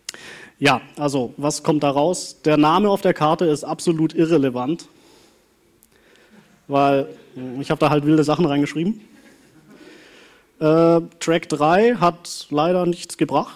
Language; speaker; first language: German; native; German